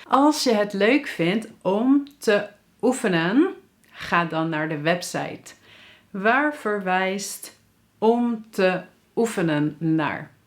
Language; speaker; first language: Dutch; native; Dutch